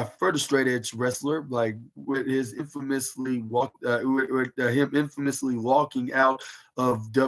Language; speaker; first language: English; native; English